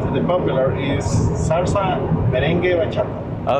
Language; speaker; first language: English; non-native, learner; Spanish